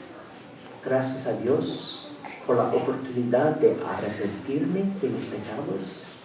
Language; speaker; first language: Spanish; non-native, fluent; English